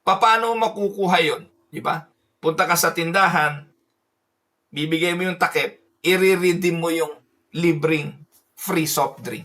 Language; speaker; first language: Filipino; native; Filipino